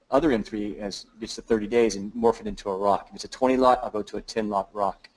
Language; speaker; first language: English; native; English